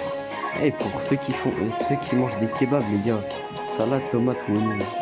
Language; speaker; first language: French; native; French